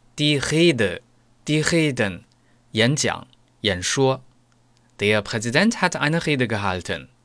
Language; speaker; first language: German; non-native, fluent; Chinese